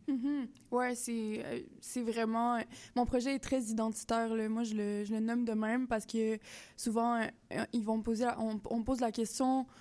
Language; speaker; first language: French; native; French